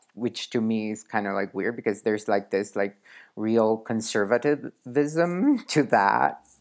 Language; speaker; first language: English; non-native, fluent; Spanish